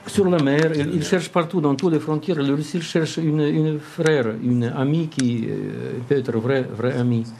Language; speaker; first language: French; non-native, learner; Russian